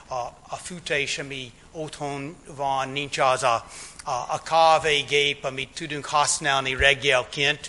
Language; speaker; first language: Hungarian; non-native, fluent; English